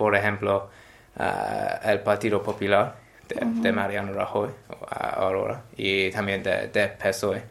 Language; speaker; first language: Spanish; non-native, learner; English